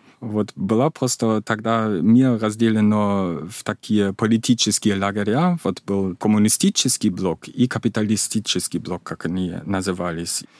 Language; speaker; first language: Russian; non-native, fluent; German